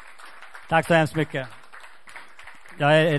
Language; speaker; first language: Swedish; native; Swedish